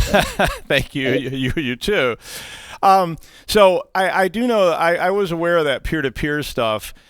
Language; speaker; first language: English; native; English